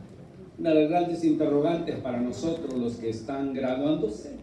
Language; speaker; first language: Spanish; native; Spanish